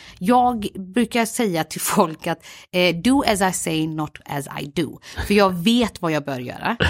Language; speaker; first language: Swedish; native; Swedish